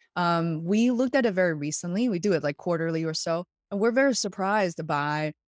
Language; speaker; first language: English; non-native, fluent; Chinese